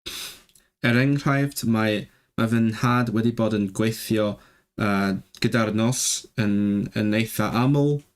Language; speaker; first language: Welsh; non-native, learner; Cantonese